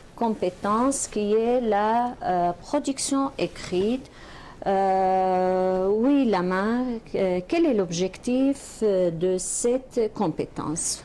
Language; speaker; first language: French; non-native, local second language; Arabic